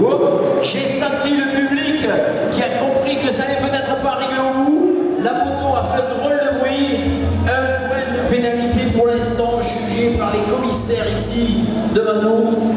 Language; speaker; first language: French; native; French